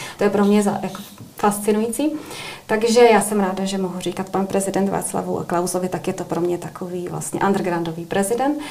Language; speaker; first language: Czech; native; Czech